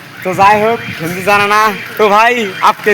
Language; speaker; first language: Hindi; non-native, learner; Bangla